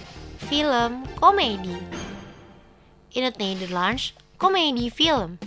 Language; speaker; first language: Dutch; non-native, fluent; Indonesian